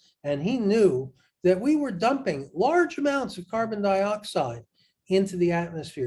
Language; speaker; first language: English; native; English